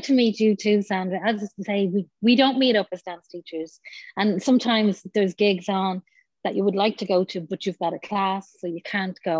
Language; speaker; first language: English; native; English